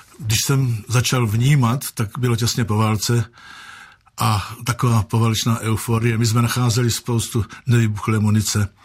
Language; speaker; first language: Czech; native; Czech